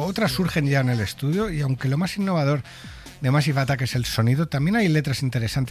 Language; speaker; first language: Spanish; native; Spanish